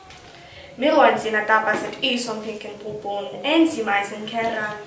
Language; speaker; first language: Finnish; non-native, learner; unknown